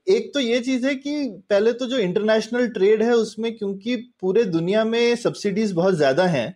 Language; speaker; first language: Hindi; native; Hindi